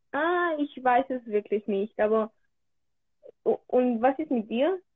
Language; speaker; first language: German; early bilingual, other home language; Hebrew